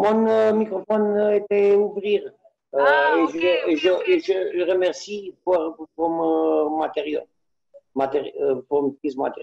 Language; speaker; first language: French; non-native, learner; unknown